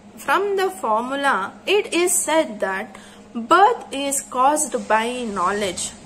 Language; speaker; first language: English; non-native, local second language; Kannada